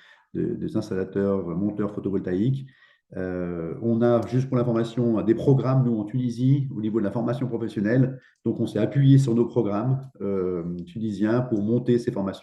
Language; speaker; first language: French; native; French